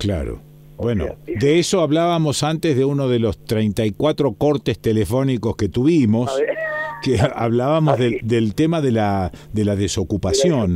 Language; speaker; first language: Spanish; native; Spanish